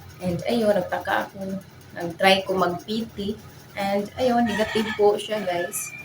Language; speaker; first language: Filipino; non-native, local second language; Cebuano